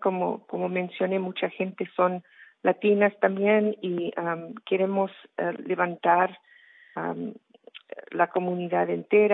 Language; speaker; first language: Spanish; early bilingual, heritage; Spanish